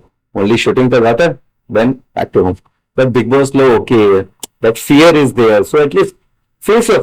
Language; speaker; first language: Telugu; non-native, learner; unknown